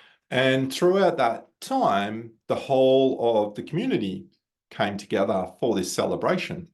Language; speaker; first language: English; native; English